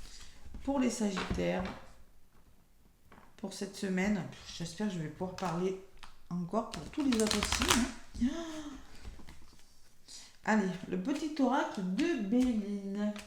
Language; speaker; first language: French; native; French